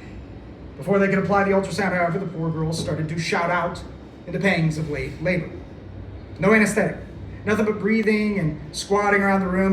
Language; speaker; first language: English; native; English